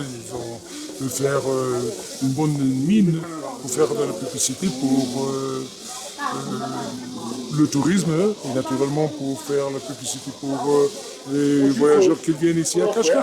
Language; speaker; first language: French; non-native, fluent; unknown